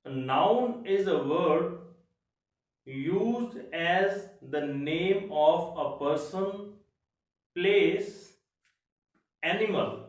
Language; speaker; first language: English; non-native, local second language; Punjabi